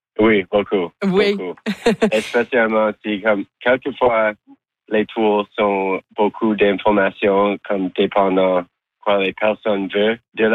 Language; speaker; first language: French; non-native, learner; English